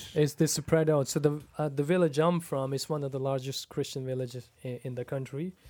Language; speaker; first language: English; non-native, local second language; Punjabi